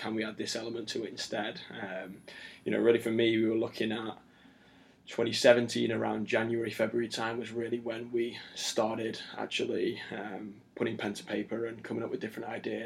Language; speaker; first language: English; native; English